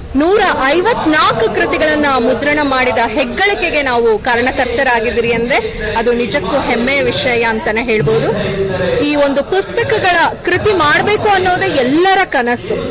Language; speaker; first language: Kannada; non-native, local second language; Malayalam